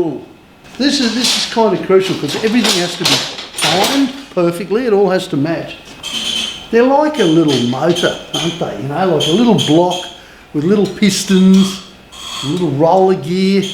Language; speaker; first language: English; native; English